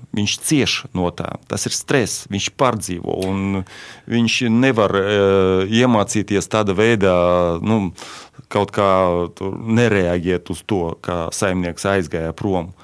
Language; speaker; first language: Latvian; non-native, local second language; Russian